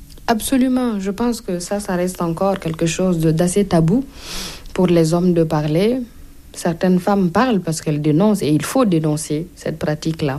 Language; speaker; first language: French; non-native, local second language; Mossi